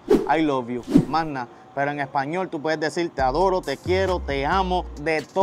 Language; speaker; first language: Spanish; native; Spanish